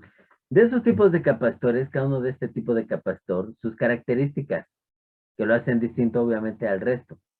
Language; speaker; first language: Spanish; native; Spanish